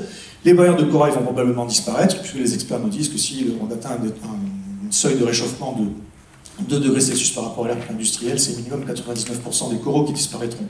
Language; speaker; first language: French; native; French